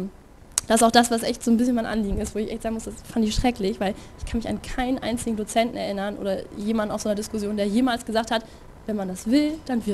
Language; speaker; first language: German; native; German